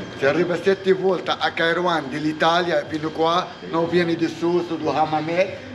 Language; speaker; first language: Italian; non-native, learner; Arabic